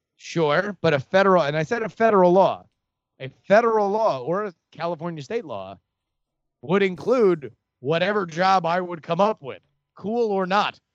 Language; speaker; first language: English; native; English